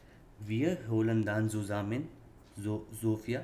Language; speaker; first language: German; non-native, fluent; Hindi